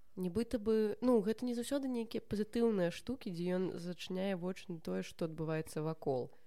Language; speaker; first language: Belarusian; non-native, local second language; Russian